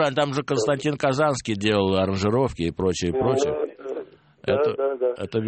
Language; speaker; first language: Russian; native; Russian